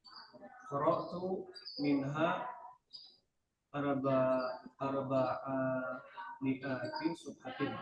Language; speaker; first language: Arabic; non-native, learner; Indonesian